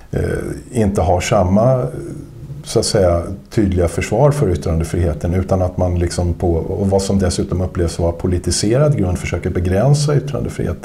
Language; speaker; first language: Swedish; native; Swedish